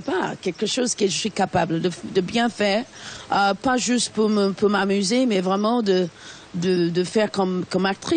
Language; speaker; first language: French; non-native, fluent; English